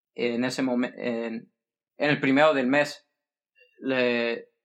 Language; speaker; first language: Spanish; early bilingual, heritage; Spanish